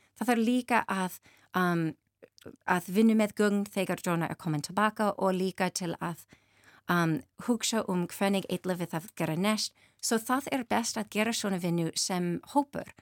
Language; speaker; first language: Icelandic; non-native, learner; English